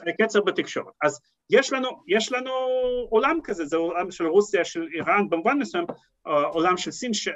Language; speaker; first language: Hebrew; non-native, fluent; Russian